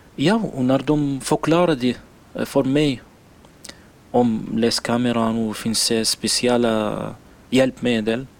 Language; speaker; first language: Swedish; non-native, learner; Arabic